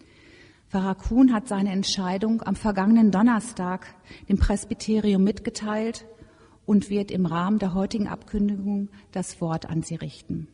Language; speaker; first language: German; native; German